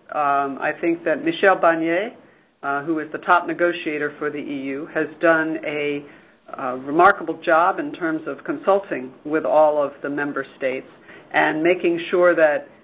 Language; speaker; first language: English; native; English